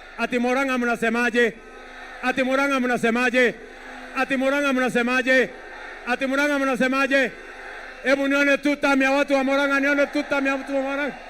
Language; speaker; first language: Swahili; non-native, local second language; Kalenjin